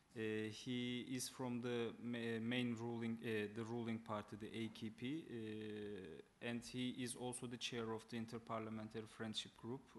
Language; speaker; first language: English; non-native, fluent; Turkish